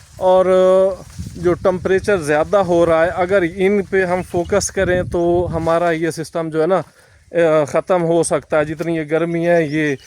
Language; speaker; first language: Urdu; non-native, local second language; Punjabi